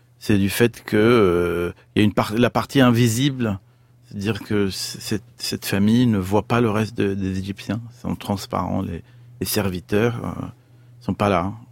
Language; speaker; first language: French; non-native, fluent; Arabic